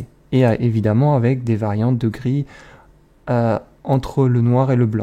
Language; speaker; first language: French; native; French